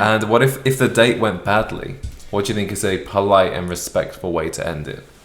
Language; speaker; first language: English; native; English